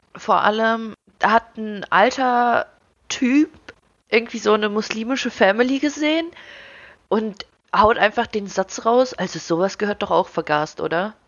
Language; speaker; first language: German; early bilingual, other home language; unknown